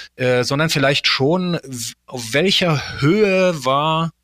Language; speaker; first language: German; early bilingual, other home language; Polish